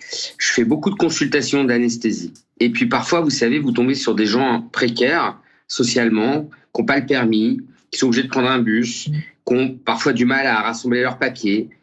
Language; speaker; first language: French; native; French